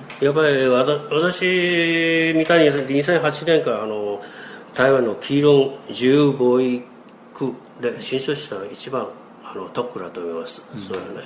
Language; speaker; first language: Japanese; non-native, fluent; Chinese